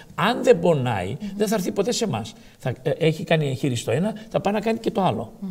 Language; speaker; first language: Greek; early bilingual, heritage; Greek